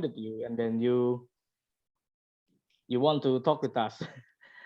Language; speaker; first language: English; non-native, learner; Indonesian